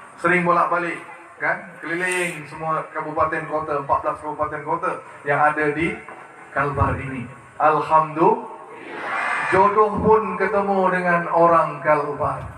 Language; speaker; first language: Malay; early bilingual, other home language; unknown